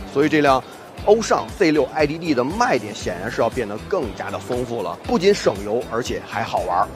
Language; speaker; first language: Chinese; native; Chinese